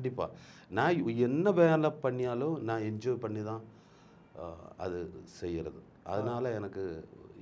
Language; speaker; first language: Tamil; non-native, learner; Malayalam